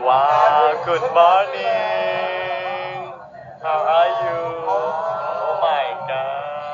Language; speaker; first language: English; non-native, learner; Thai